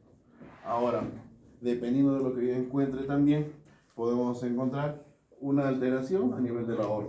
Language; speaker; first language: Spanish; native; Spanish